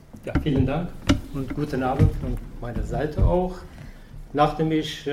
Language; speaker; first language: German; non-native, fluent; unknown